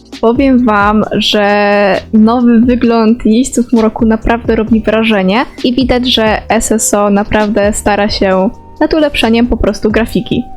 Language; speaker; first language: Polish; native; Polish